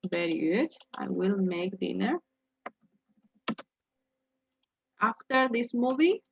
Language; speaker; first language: English; non-native, fluent; Spanish